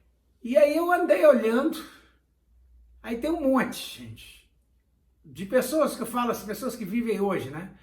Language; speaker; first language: Portuguese; native; Portuguese